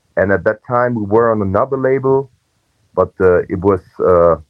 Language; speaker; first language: English; non-native, fluent; German